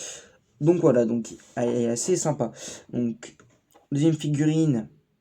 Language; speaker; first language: French; native; French